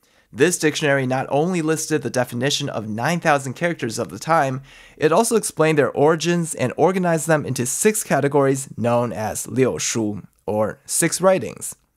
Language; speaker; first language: English; early bilingual, other home language; Chinese